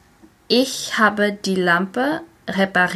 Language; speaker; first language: German; non-native, learner; English